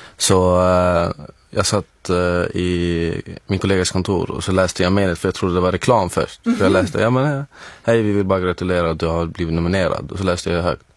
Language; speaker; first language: Swedish; non-native, fluent; Arabic